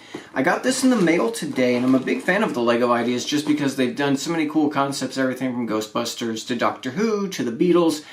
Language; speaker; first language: English; native; English